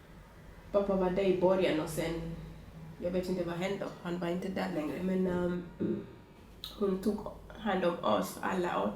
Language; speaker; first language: Swedish; non-native, fluent; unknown